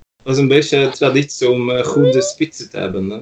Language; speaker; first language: Dutch; non-native, fluent; Norwegian